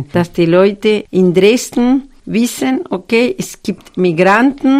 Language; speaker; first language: German; non-native, fluent; Spanish